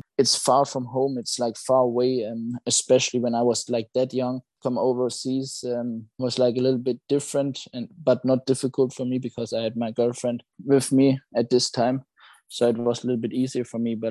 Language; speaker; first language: English; non-native, fluent; German